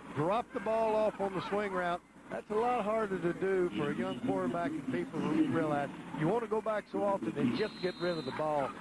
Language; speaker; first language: English; native; English